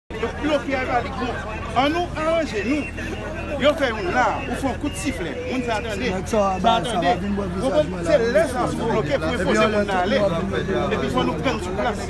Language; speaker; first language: French; non-native, learner; Haitian Creole